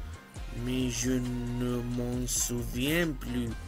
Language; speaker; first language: French; non-native, fluent; Arabic